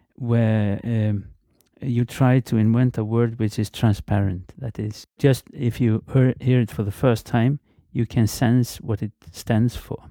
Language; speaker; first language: English; non-native, fluent; Icelandic